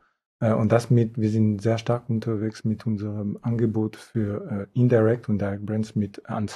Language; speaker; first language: German; non-native, fluent; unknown